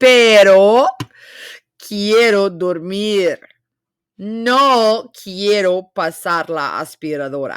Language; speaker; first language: Spanish; non-native, fluent; English